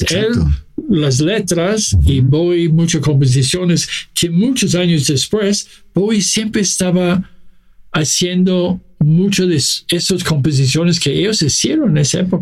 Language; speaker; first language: Spanish; non-native, fluent; English